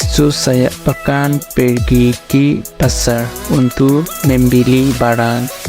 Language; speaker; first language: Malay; non-native, fluent; Nepali